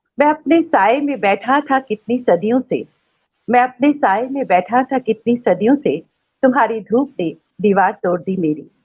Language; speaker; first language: Hindi; native; Hindi